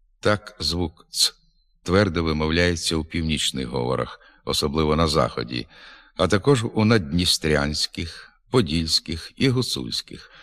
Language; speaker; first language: Ukrainian; native; Ukrainian